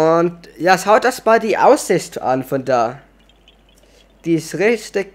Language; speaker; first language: German; native; German